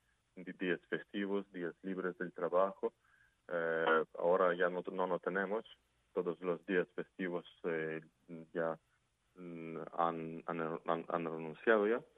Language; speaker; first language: Spanish; non-native, fluent; Ukrainian